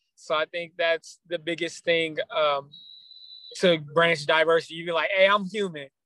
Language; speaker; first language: English; native; English